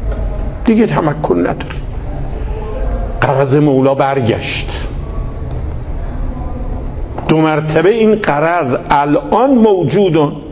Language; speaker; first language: Persian; native; Persian